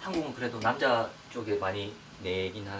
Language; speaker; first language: Korean; native; Korean